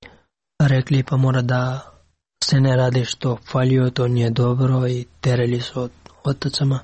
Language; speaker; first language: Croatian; non-native, learner; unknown